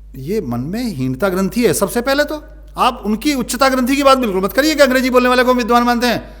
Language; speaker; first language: Hindi; native; Hindi